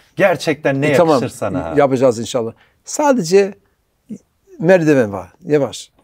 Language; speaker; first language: Turkish; non-native, learner; English